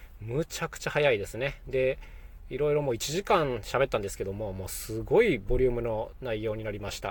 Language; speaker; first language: Japanese; native; Japanese